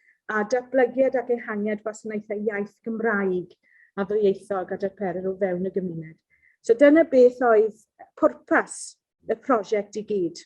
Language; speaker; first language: Welsh; non-native, local second language; English